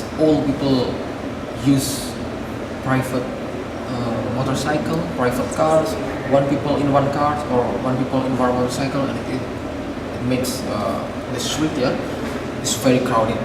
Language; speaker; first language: English; non-native, fluent; Indonesian